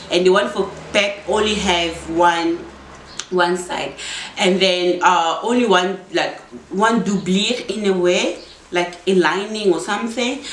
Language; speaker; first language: English; non-native, fluent; Lingala